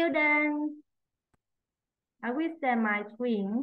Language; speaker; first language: English; non-native, learner; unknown